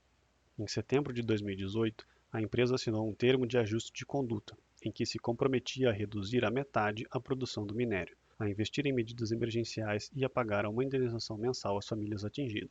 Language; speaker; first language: Portuguese; native; Portuguese